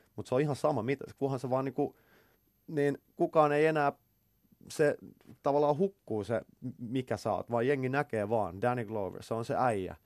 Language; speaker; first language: Finnish; native; Finnish